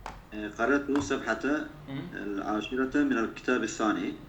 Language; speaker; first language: Arabic; non-native, learner; Turkish